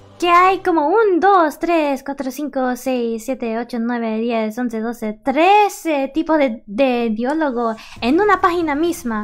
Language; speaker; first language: Spanish; early bilingual, heritage; English